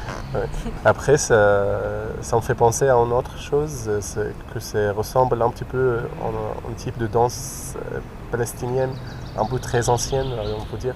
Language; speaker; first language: French; non-native, fluent; Arabic